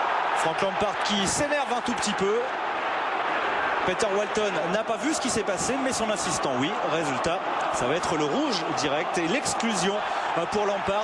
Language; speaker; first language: French; native; French